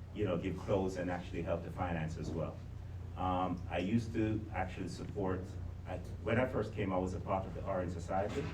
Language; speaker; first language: English; native; English